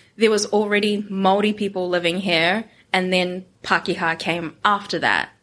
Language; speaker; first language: English; non-native, local second language; Japanese